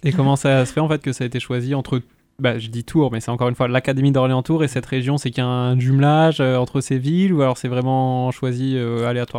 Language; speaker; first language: French; native; French